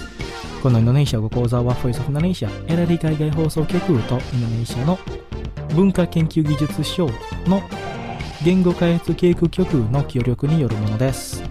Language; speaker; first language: Japanese; non-native, fluent; Indonesian